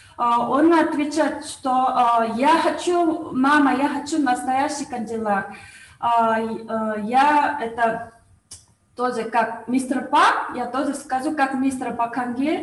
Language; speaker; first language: Russian; non-native, learner; Korean